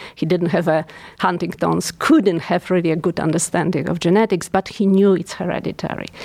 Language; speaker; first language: English; non-native, fluent; Polish